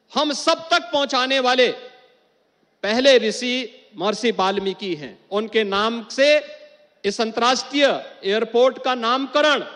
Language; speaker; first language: Hindi; native; Hindi